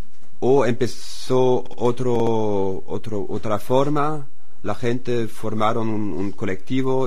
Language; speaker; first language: Spanish; non-native, fluent; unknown